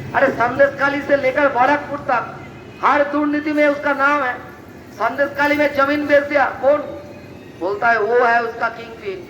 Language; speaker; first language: Hindi; non-native, local second language; Bangla